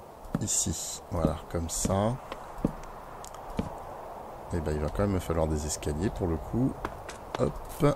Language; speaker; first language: French; native; French